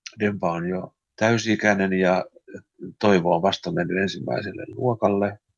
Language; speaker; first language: Finnish; early bilingual, heritage; Finnish